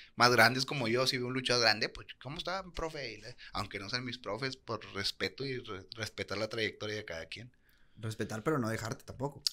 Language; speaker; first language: Spanish; native; Spanish